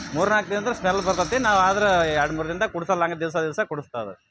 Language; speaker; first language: Kannada; native; Kannada